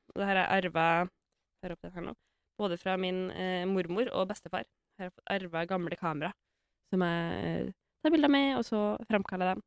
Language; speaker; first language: Norwegian; native; Norwegian